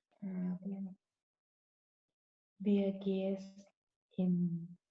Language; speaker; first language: German; non-native, learner; Thai